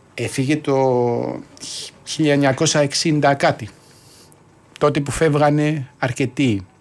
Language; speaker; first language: Greek; early bilingual, heritage; Greek